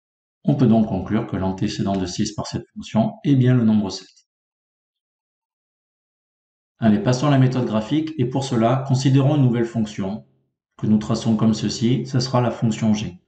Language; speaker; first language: French; native; French